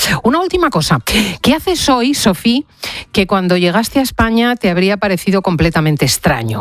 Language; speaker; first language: Spanish; native; Spanish